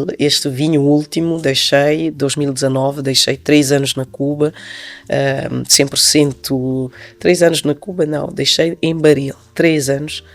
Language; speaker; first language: Portuguese; non-native, local second language; Upper Guinea Crioulo